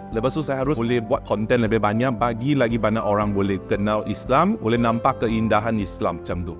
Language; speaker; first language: Malay; non-native, local second language; Chinese